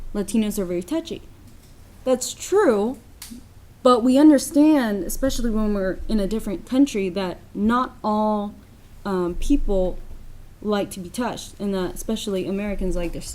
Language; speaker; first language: English; non-native, fluent; Spanish